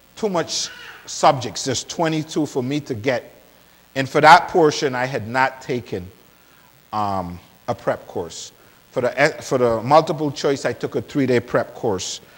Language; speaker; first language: English; non-native, fluent; Spanish